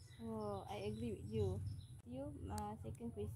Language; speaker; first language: English; non-native, fluent; Malay